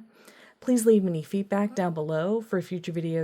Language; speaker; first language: English; native; English